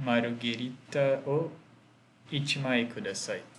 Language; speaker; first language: Japanese; non-native, learner; Portuguese